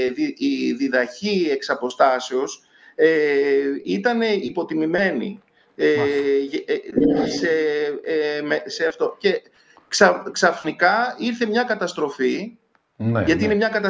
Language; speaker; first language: Greek; native; Greek